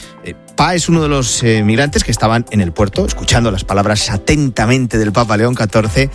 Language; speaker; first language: Spanish; native; Spanish